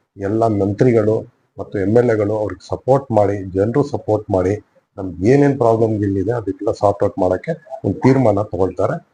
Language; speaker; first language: Kannada; non-native, local second language; Urdu